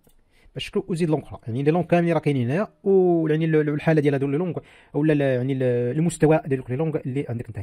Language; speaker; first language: Arabic; native; Arabic